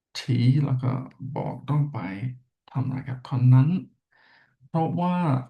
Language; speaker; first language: Thai; non-native, learner; English